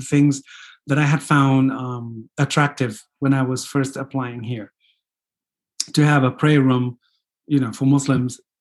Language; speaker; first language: English; non-native, fluent; Fula